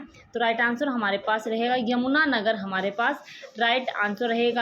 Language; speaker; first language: Hindi; native; Hindi